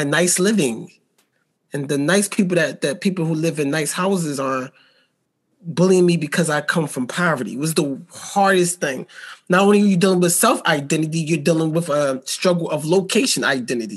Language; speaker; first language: English; native; English